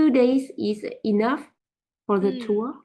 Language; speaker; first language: English; non-native, learner; Vietnamese